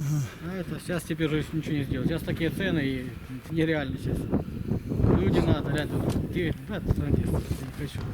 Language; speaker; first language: Russian; native; Russian